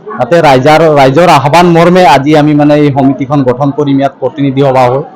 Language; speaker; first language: Assamese; non-native, local second language; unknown